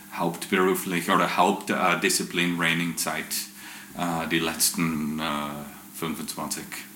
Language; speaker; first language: German; early bilingual, heritage; English